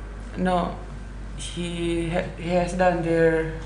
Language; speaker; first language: English; non-native, learner; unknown